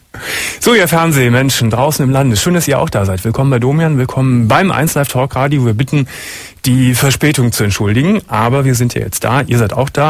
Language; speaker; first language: German; native; German